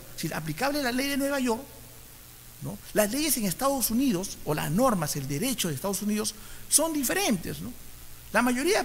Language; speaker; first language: Spanish; native; Spanish